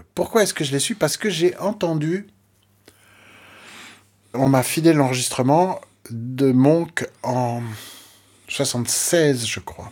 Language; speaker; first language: French; native; French